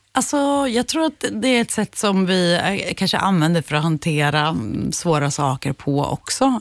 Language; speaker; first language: Swedish; native; Swedish